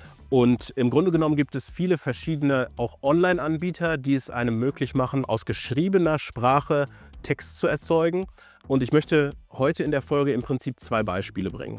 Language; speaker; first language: German; native; German